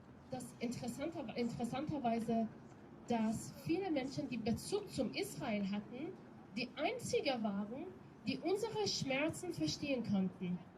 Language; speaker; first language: German; non-native, fluent; Persian